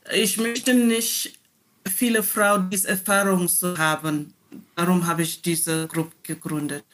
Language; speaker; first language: German; non-native, learner; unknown